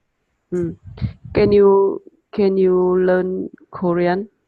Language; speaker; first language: English; non-native, learner; Vietnamese